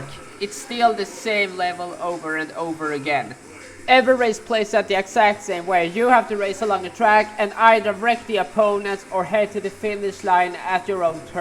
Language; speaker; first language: English; non-native, fluent; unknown